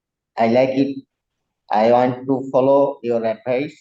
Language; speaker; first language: English; non-native, learner; Bangla